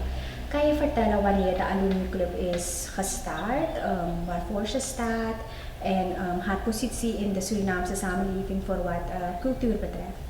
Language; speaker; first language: Dutch; native; Dutch